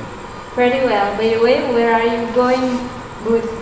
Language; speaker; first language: English; non-native, learner; Indonesian